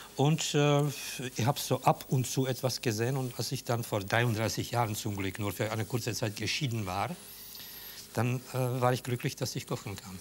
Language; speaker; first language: German; non-native, fluent; Czech